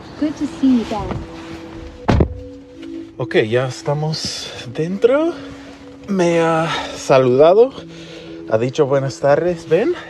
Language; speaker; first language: Spanish; non-native, fluent; English